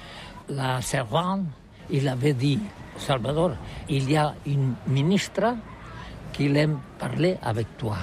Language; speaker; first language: French; non-native, learner; Catalan